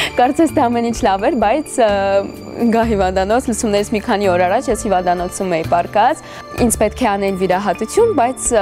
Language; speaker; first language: Armenian; early bilingual, heritage; Armenian